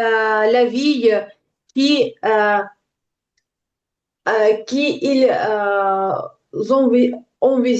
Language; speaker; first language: French; non-native, learner; Ukrainian